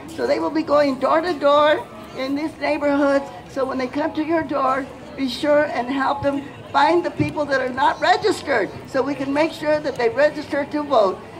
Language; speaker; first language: English; early bilingual, other home language; Spanish